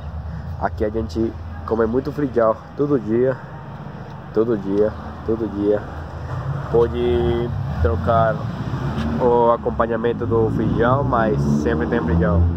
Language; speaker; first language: Portuguese; non-native, learner; Spanish